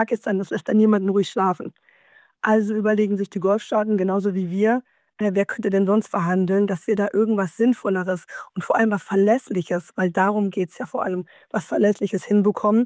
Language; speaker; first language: German; native; German